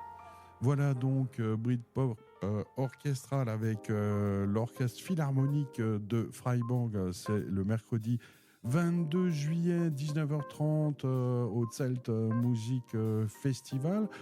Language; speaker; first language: French; native; French